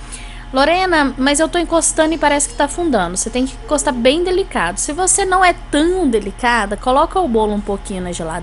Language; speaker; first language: Portuguese; native; Portuguese